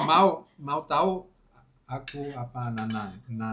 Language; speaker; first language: Indonesian; non-native, learner; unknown